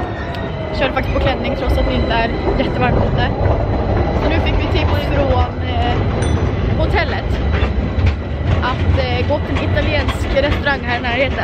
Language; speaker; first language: Swedish; native; Swedish